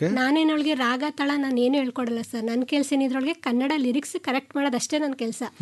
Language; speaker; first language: Kannada; native; Kannada